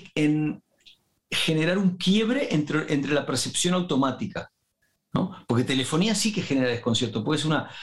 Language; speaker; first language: Spanish; native; Spanish